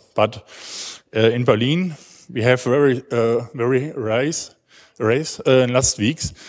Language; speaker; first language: English; non-native, learner; German